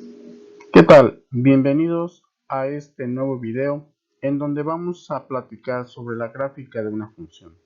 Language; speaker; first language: Spanish; native; Spanish